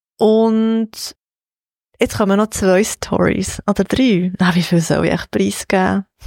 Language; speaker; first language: German; native; German